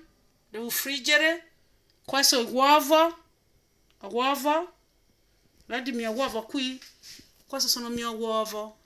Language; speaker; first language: Italian; non-native, learner; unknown